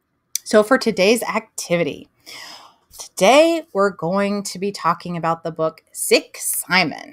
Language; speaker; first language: English; native; English